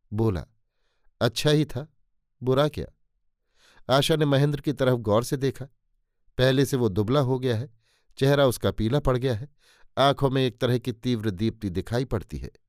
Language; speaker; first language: Hindi; native; Hindi